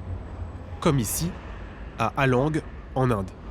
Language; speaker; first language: French; native; French